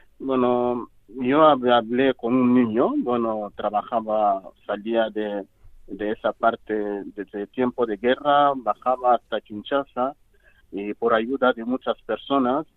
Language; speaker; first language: Spanish; non-native, fluent; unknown